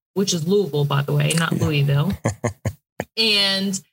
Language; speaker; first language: English; native; English